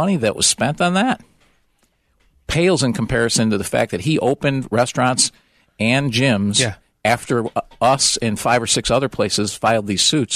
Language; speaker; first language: English; native; English